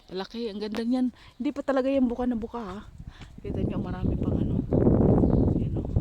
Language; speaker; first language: Filipino; non-native, local second language; Cebuano